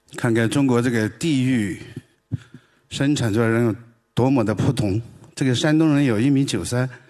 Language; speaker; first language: Chinese; native; Chinese